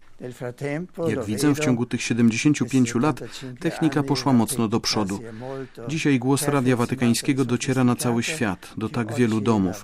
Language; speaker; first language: Polish; non-native, learner; German